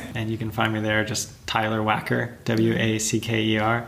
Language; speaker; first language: English; native; English